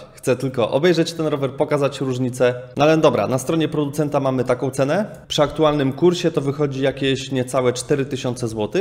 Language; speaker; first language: Polish; native; Polish